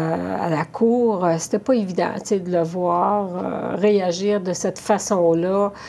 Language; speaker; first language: French; native; French